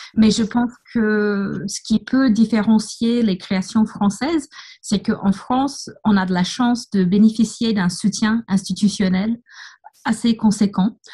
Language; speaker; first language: French; non-native, fluent; English